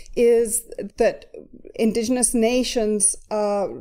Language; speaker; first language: English; native; English